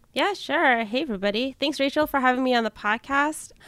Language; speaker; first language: English; early bilingual, other home language; Filipino